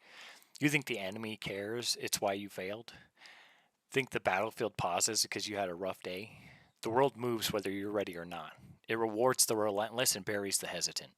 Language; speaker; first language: English; native; English